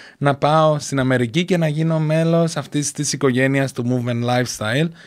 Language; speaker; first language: Greek; native; Greek